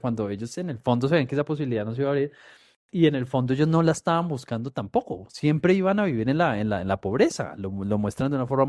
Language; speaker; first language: Spanish; native; Spanish